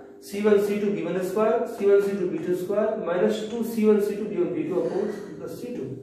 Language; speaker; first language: Hindi; native; Hindi